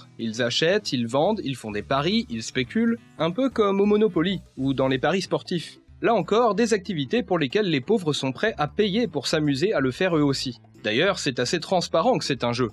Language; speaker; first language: French; native; French